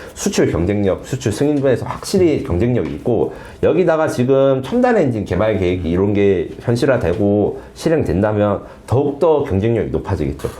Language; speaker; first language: Korean; native; Korean